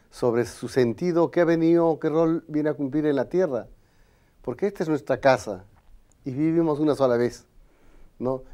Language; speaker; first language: Spanish; native; Spanish